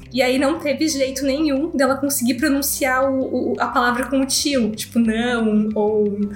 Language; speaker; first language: Portuguese; native; Portuguese